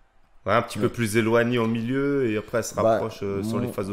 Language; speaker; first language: French; native; French